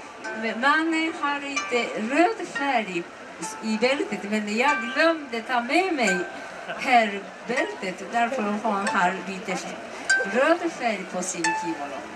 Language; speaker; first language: Swedish; non-native, learner; Japanese